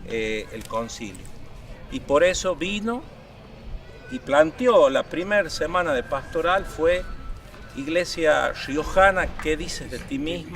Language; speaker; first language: Spanish; native; Spanish